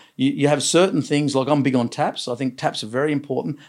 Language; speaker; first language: English; native; English